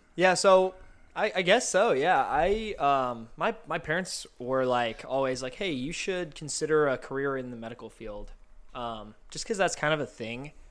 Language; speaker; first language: English; early bilingual, other home language; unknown